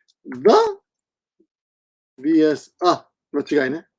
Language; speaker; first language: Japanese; non-native, fluent; English